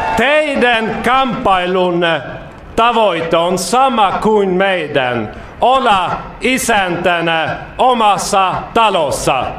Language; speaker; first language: Finnish; non-native, fluent; Swedish